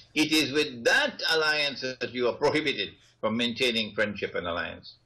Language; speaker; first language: English; native; English